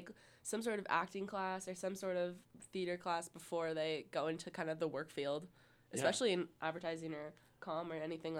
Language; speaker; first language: English; native; English